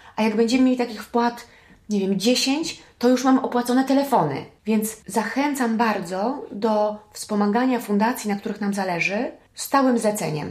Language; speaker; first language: Polish; early bilingual, heritage; Polish